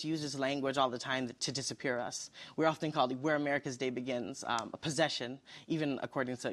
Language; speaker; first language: English; native; English